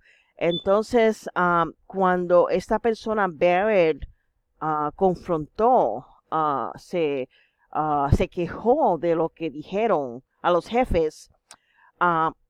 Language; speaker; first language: Spanish; non-native, fluent; English